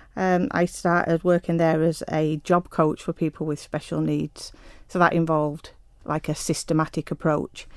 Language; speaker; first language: English; native; English